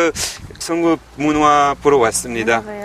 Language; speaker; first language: Korean; non-native, learner; French